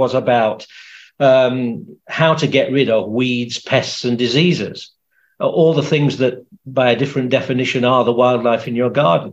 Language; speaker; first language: English; native; English